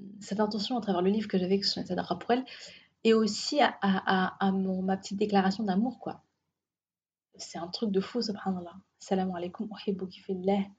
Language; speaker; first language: French; native; French